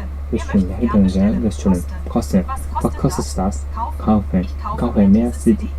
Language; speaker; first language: German; non-native, learner; Japanese